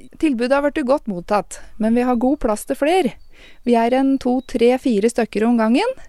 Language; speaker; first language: Norwegian; native; Norwegian